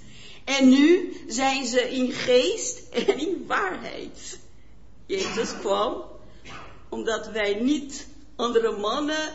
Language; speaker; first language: Dutch; non-native, fluent; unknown